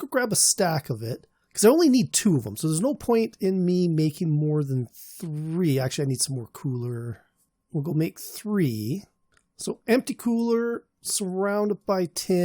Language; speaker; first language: English; native; English